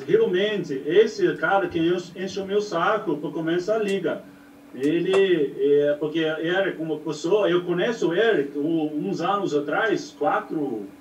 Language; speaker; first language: Portuguese; non-native, learner; English